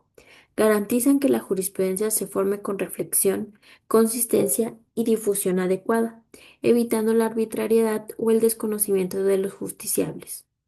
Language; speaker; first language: Spanish; native; Spanish